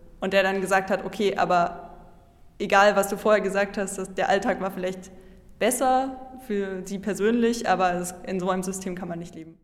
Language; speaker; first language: German; native; German